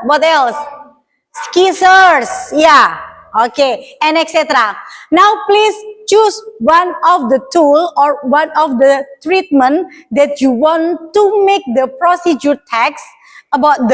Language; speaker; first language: English; non-native, learner; Indonesian